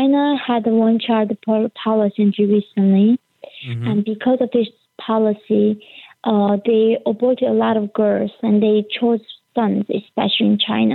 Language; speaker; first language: English; early bilingual, other home language; Korean